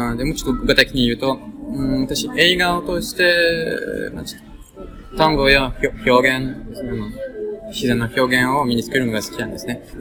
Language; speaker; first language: Japanese; non-native, fluent; French